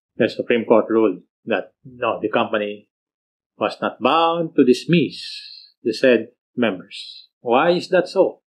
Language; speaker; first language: English; non-native, local second language; Filipino